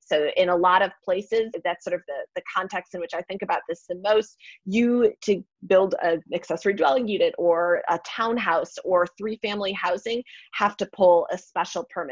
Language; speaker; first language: English; native; English